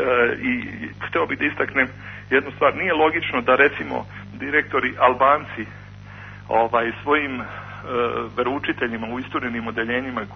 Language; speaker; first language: Croatian; native; Croatian